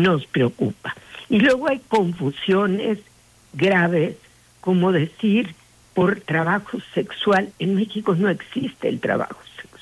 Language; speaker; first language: Spanish; native; Spanish